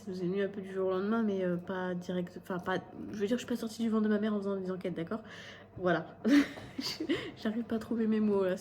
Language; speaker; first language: French; native; French